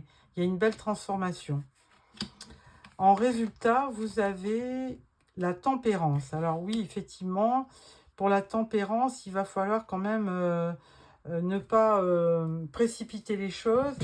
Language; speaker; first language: French; native; French